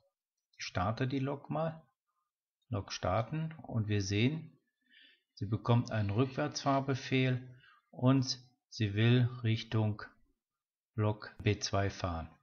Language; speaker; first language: German; native; German